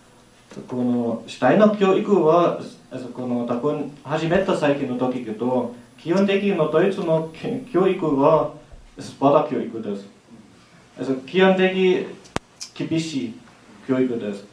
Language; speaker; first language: Japanese; non-native, learner; German